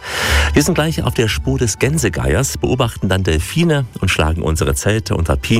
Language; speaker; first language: German; native; German